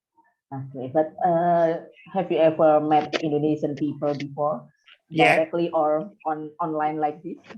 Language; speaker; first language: English; non-native, fluent; Indonesian